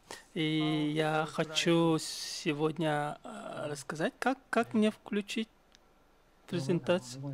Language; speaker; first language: Russian; non-native, fluent; Chinese